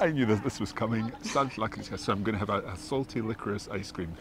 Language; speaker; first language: English; native; English